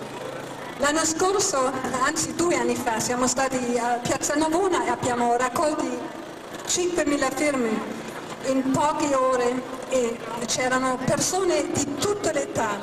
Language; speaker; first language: Italian; non-native, fluent; German